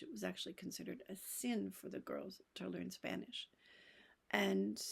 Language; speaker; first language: English; native; English